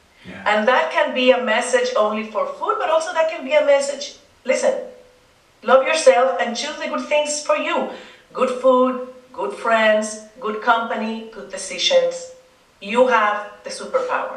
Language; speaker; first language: English; non-native, fluent; Spanish